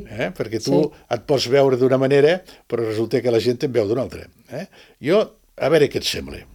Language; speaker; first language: Catalan; native; Catalan